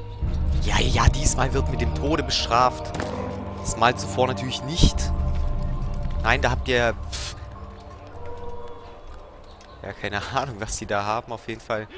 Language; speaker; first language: German; native; German